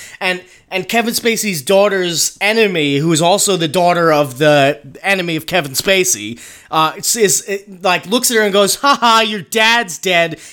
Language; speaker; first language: English; native; English